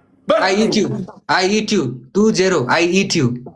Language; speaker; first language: English; non-native, learner; Nepali